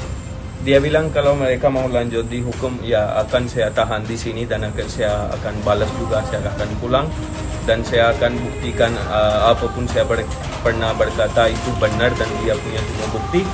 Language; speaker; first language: Indonesian; non-native, fluent; Hindi